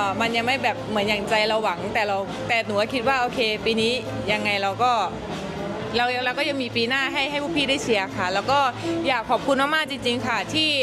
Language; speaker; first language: Thai; native; Thai